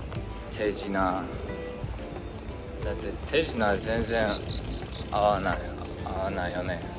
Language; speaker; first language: Japanese; non-native, learner; English